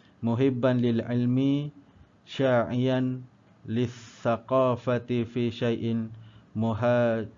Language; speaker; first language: Arabic; non-native, learner; Malay